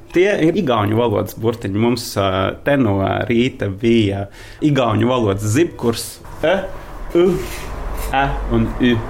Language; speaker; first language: Latvian; non-native, fluent; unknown